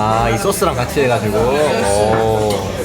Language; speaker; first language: Korean; native; Korean